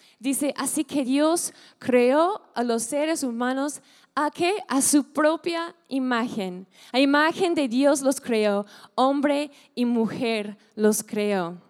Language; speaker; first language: Spanish; non-native, fluent; English